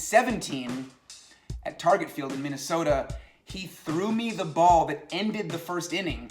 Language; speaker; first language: English; native; English